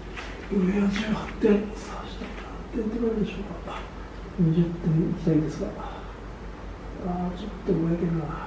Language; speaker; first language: Japanese; native; Japanese